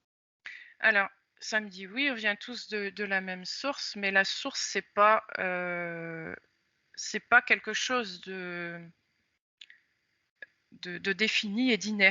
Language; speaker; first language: French; native; French